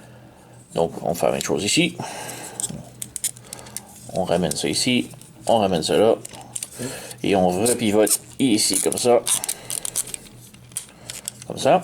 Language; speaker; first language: French; native; French